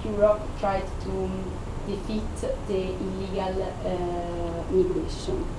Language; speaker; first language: English; non-native, fluent; Italian